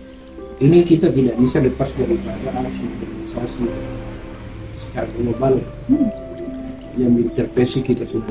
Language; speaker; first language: Indonesian; non-native, local second language; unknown